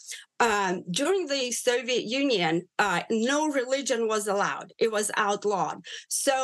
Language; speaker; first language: English; non-native, fluent; Russian